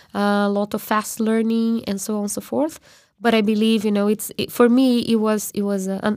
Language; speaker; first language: English; non-native, fluent; Portuguese